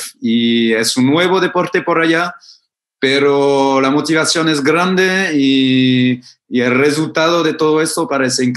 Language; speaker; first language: Spanish; non-native, fluent; French